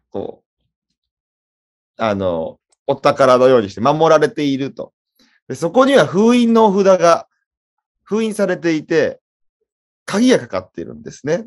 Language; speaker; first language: Japanese; native; Japanese